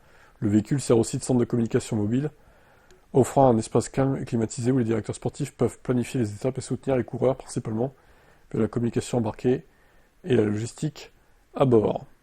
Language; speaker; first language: French; native; French